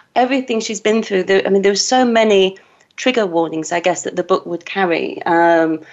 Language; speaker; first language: English; native; English